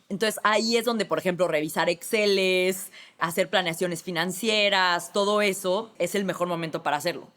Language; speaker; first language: Spanish; native; Spanish